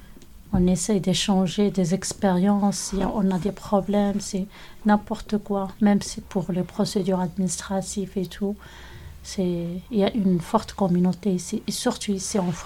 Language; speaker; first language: French; non-native, local second language; Arabic